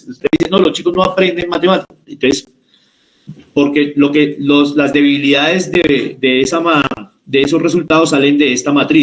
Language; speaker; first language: Spanish; native; Spanish